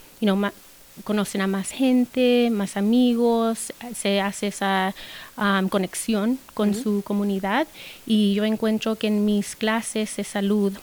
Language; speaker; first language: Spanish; early bilingual, heritage; Spanish